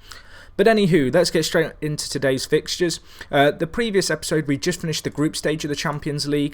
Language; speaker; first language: English; native; English